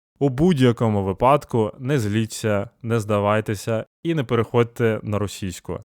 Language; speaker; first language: Ukrainian; non-native, local second language; Russian